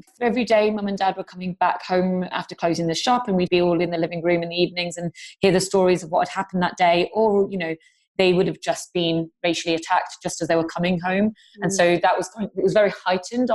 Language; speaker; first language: English; non-native, local second language; Gujarati